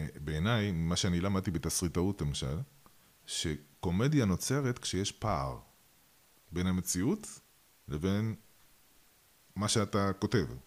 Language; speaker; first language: Hebrew; early bilingual, other home language; Russian